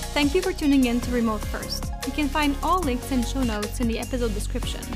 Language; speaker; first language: English; non-native, fluent; French